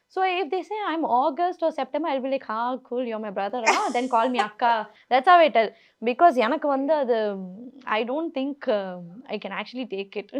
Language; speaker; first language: English; non-native, local second language; Tamil